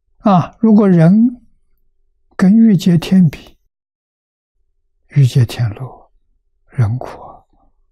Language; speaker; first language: Chinese; native; Chinese